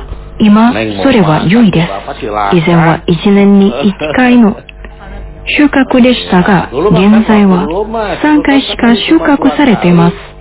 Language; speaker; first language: Japanese; non-native, fluent; Indonesian